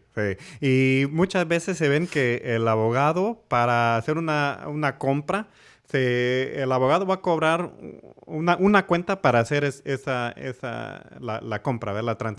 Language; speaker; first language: Spanish; early bilingual, heritage; English